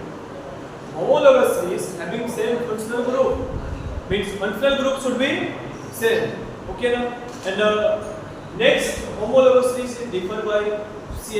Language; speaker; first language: English; non-native, local second language; Hindi